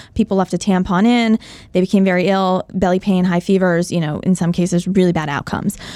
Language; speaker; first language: English; early bilingual, other home language; Hindi